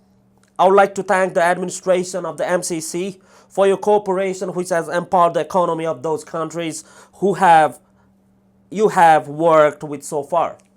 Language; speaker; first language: English; non-native, fluent; Nepali